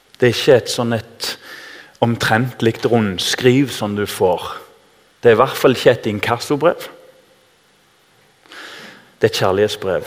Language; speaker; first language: Norwegian; native; Norwegian